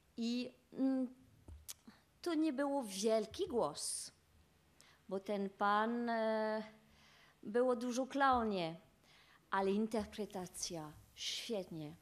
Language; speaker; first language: Polish; non-native, learner; French